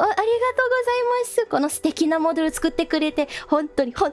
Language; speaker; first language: Japanese; non-native, learner; English